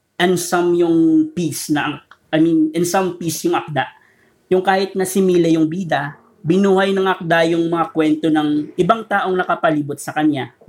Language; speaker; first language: Filipino; non-native, local second language; Hiligaynon